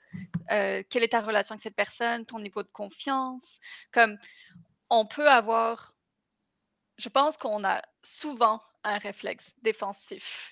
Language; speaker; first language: French; native; French